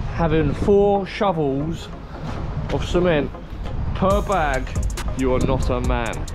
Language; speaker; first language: English; native; English